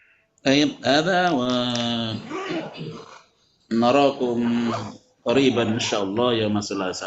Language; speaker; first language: Arabic; non-native, fluent; Indonesian